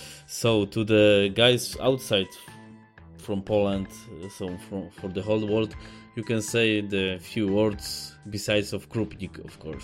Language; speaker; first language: English; non-native, fluent; Polish